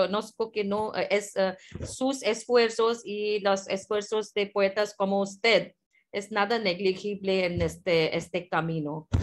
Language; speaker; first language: Spanish; non-native, fluent; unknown